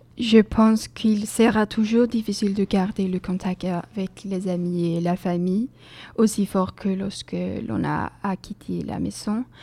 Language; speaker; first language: French; non-native, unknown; Swedish